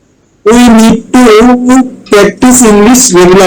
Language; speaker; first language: English; non-native, learner; Bangla